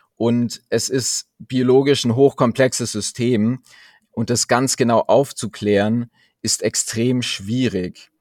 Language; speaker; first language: German; native; German